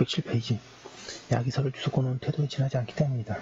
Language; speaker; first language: Korean; native; Korean